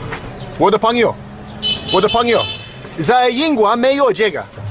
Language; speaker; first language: Chinese; non-native, learner; English